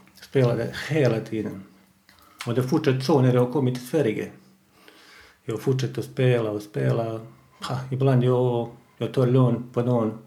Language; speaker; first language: Swedish; non-native, fluent; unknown